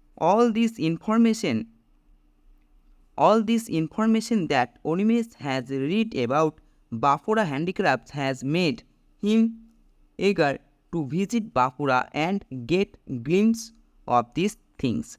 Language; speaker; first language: English; non-native, local second language; Bangla